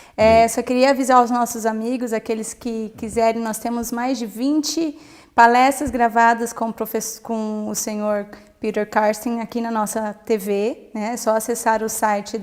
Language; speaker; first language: Portuguese; native; Portuguese